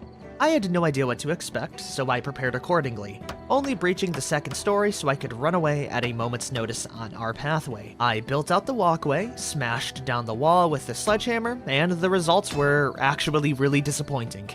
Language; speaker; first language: English; native; English